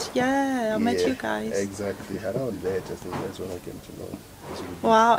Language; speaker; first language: English; non-native, local second language; Acoli